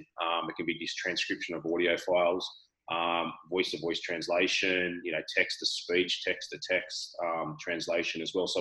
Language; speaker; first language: English; native; English